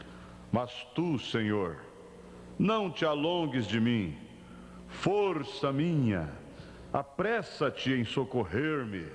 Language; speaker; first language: Portuguese; native; Portuguese